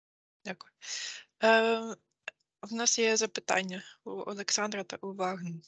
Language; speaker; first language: Ukrainian; non-native, fluent; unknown